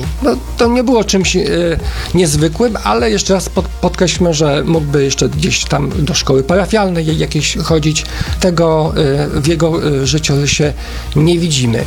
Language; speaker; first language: Polish; native; Polish